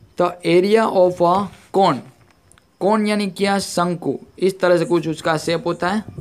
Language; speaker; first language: Hindi; non-native, local second language; Gujarati